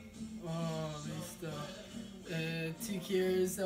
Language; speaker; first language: Spanish; non-native, learner; English